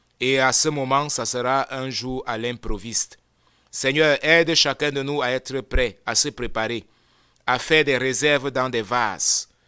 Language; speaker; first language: French; non-native, local second language; Lingala